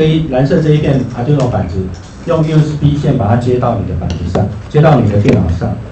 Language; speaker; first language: Chinese; native; Chinese